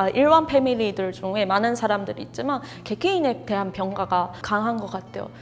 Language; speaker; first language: Korean; non-native, fluent; Japanese